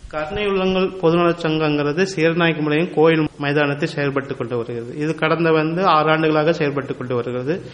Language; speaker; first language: Tamil; native; Tamil